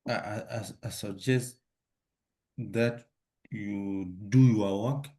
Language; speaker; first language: English; non-native, learner; French